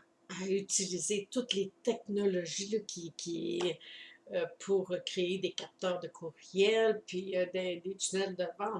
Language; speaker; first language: French; native; French